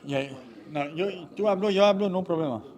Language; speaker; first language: Spanish; non-native, learner; English